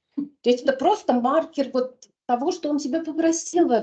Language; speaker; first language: Russian; native; Russian